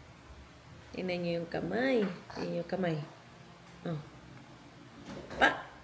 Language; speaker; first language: Filipino; non-native, local second language; Cebuano